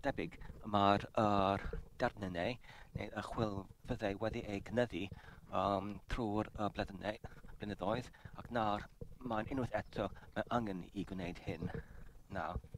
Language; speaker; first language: Welsh; non-native, learner; English